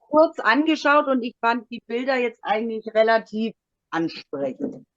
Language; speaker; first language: German; native; German